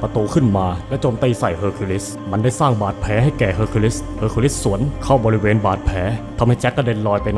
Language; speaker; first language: Thai; native; Thai